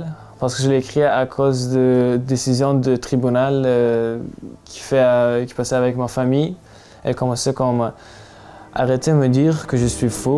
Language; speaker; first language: French; non-native, learner; Tajik